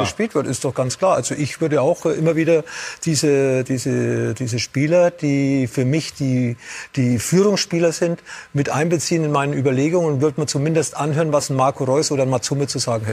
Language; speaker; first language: German; native; German